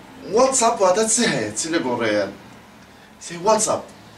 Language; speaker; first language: English; non-native, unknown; Central Kurdish